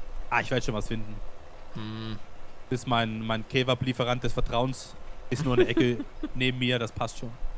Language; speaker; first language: German; native; German